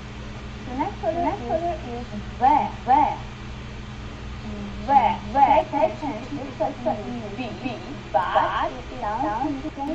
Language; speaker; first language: English; non-native, learner; Ukrainian